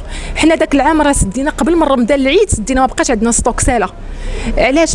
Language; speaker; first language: Arabic; native; Arabic